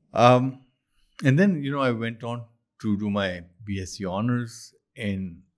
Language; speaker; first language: English; non-native, local second language; Urdu